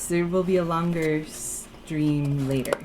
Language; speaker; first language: English; native; English